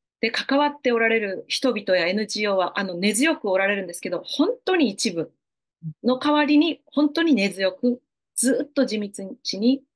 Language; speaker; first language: Japanese; native; Japanese